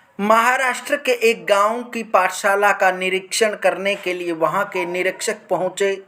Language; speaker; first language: Hindi; native; Hindi